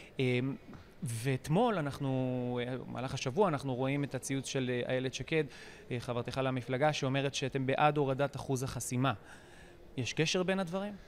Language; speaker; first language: Hebrew; native; Hebrew